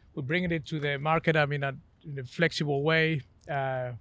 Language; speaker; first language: English; non-native, fluent; Spanish